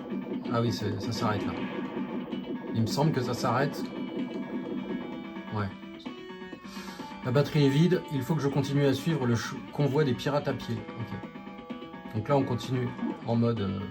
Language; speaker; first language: French; native; French